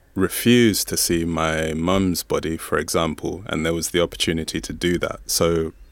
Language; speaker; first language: English; non-native, local second language; Bemba